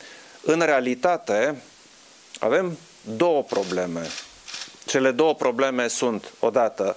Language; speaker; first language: Romanian; non-native, local second language; German